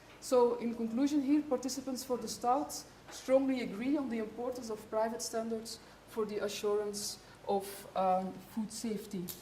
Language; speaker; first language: English; non-native, fluent; Dutch